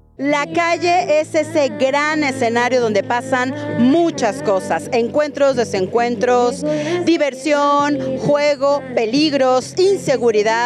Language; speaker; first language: Spanish; native; Spanish